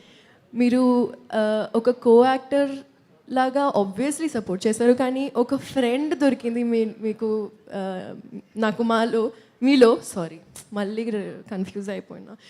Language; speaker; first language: Telugu; non-native, local second language; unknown